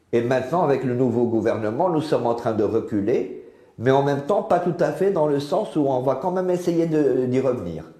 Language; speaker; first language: French; non-native, local second language; Arabic